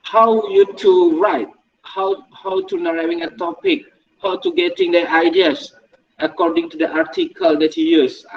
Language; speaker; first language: English; non-native, learner; Indonesian